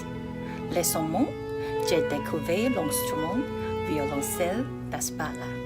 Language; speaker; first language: French; non-native, learner; Chinese